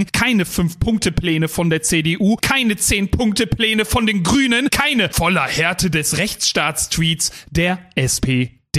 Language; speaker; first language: German; native; German